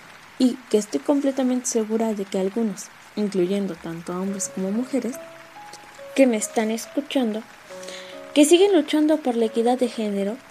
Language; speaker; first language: Spanish; native; Spanish